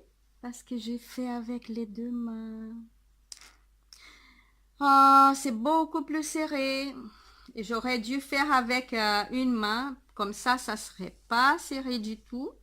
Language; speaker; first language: French; non-native, fluent; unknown